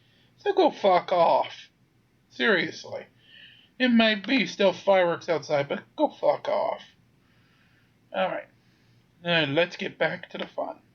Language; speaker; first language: English; native; English